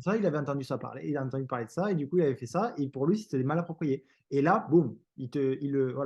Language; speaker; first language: French; native; French